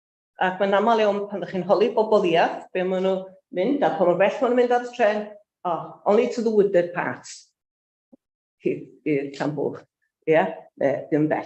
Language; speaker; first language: Welsh; native; Welsh